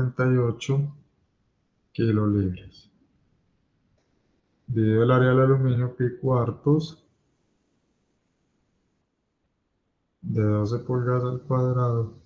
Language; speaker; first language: Spanish; native; Spanish